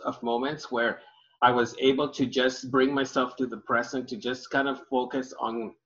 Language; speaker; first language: English; early bilingual, other home language; Spanish